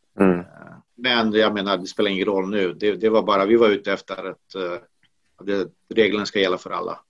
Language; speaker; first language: Swedish; non-native, fluent; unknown